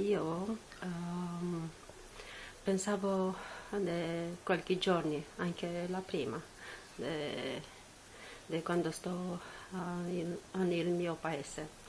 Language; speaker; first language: Italian; non-native, learner; Romanian